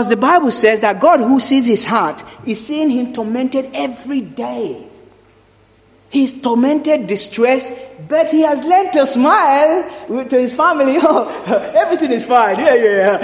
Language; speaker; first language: English; non-native, local second language; Yoruba